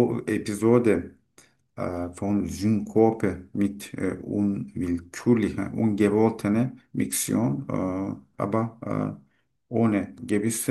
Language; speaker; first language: German; non-native, learner; Turkish